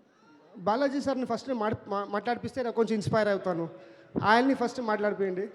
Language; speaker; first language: Telugu; non-native, learner; Kannada